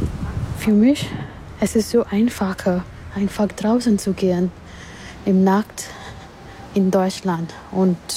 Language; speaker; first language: German; non-native, learner; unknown